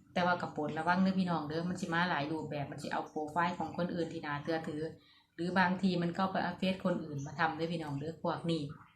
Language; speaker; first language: Thai; native; Thai